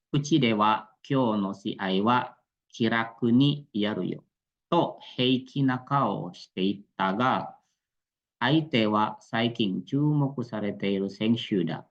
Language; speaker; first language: Japanese; non-native, fluent; Indonesian